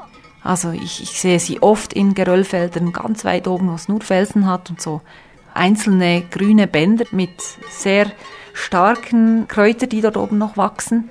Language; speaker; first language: German; native; German